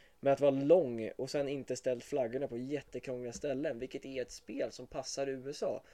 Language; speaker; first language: Swedish; native; Swedish